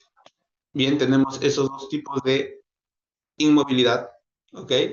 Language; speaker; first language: Spanish; native; Spanish